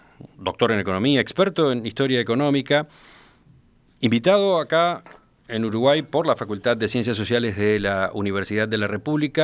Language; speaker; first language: Spanish; native; Spanish